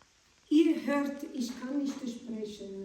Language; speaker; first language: German; non-native, learner; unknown